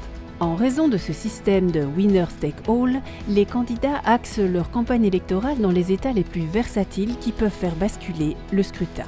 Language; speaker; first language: French; native; French